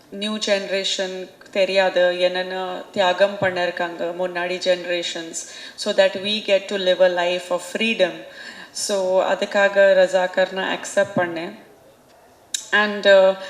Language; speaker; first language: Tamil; non-native, fluent; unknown